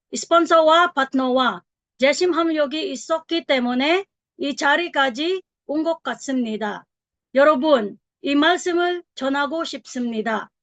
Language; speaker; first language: Korean; non-native, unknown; Filipino